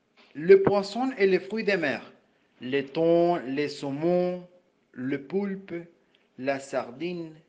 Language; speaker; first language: French; non-native, fluent; Spanish